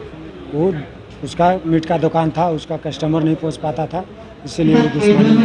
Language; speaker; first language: Hindi; native; Hindi